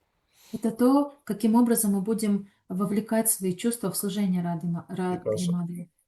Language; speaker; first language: Russian; native; Russian